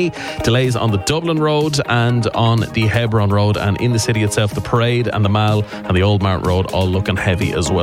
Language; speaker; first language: English; native; English